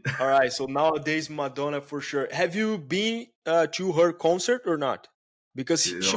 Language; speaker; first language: English; non-native, fluent; Portuguese